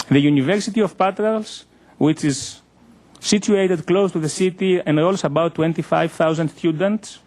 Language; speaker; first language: English; non-native, fluent; Greek